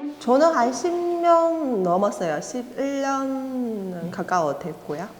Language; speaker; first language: Korean; non-native, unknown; Chinese